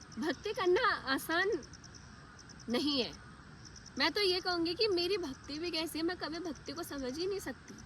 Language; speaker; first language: Hindi; native; Hindi